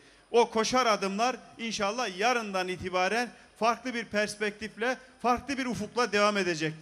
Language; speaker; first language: Turkish; native; Turkish